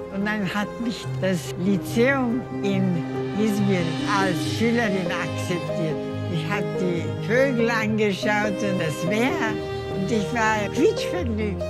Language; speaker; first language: German; non-native, fluent; Turkish